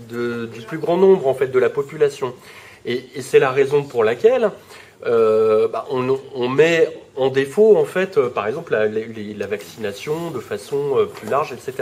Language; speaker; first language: French; native; French